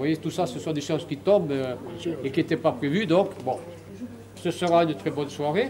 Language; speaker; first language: French; native; French